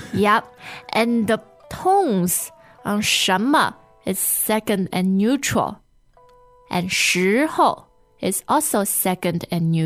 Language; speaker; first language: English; non-native, fluent; Chinese